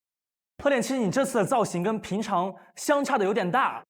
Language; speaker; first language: Chinese; native; Chinese